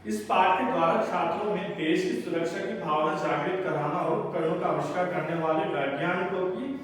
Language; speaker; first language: Hindi; non-native, local second language; Telugu